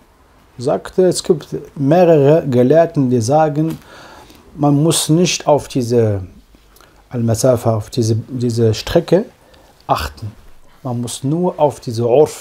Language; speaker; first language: German; non-native, fluent; Arabic